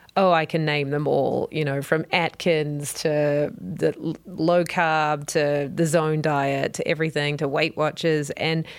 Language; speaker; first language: English; native; English